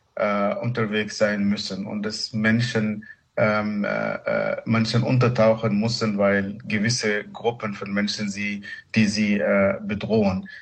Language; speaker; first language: German; non-native, fluent; Arabic